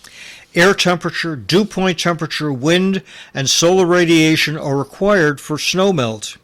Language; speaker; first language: English; native; English